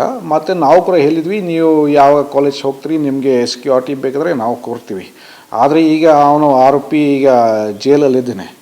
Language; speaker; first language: Kannada; non-native, learner; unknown